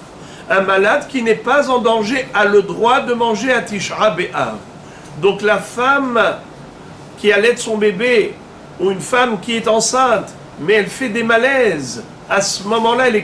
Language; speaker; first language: French; native; French